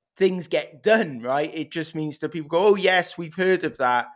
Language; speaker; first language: English; native; English